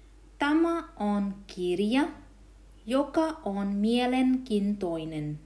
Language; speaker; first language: Finnish; non-native, fluent; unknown